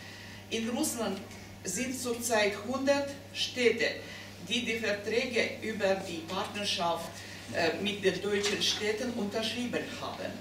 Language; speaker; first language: German; non-native, fluent; Russian